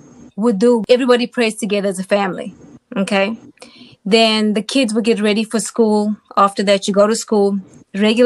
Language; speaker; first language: English; native; English